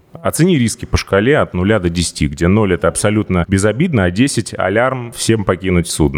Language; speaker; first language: Russian; native; Russian